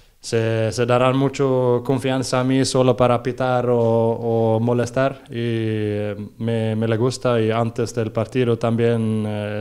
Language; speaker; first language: Spanish; non-native, learner; Norwegian